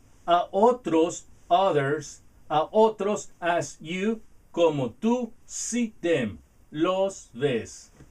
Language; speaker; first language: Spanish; non-native, learner; English